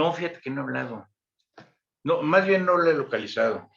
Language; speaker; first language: Spanish; native; Spanish